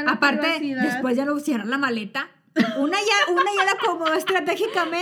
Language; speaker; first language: Spanish; native; Spanish